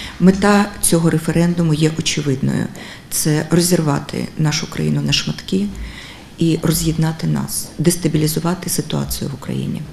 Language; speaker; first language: Ukrainian; non-native, local second language; Russian